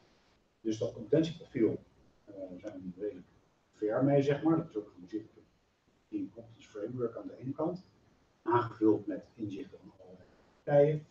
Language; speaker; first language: Dutch; native; Dutch